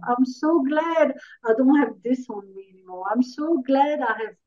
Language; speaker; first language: English; non-native, fluent; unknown